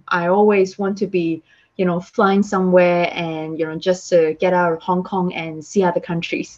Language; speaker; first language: English; non-native, local second language; Cantonese